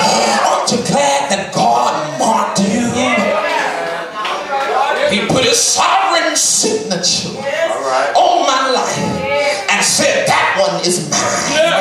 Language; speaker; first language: English; native; English